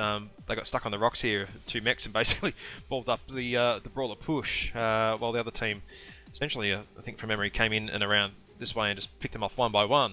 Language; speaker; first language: English; native; English